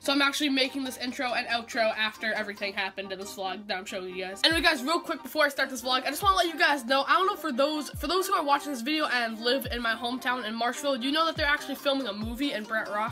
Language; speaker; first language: English; native; English